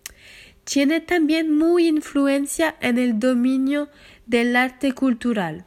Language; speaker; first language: Spanish; non-native, learner; French